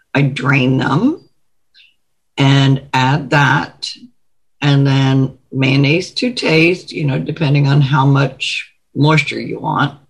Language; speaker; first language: English; native; English